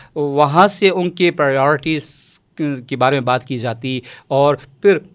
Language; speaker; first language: Urdu; non-native, local second language; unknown